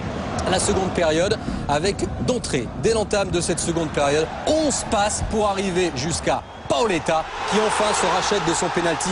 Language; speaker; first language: French; native; French